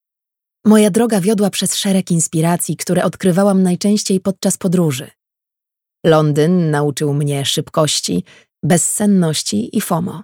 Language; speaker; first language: Polish; native; Polish